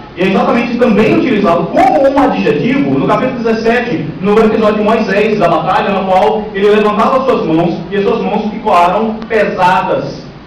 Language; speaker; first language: Portuguese; native; Portuguese